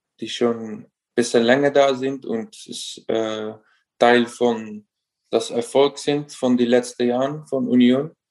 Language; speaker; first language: German; non-native, fluent; Dutch